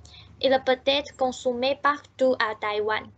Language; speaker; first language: French; non-native, learner; Chinese